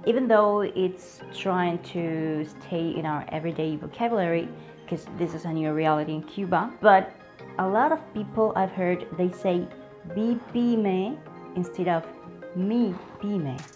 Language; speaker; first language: English; non-native, fluent; Spanish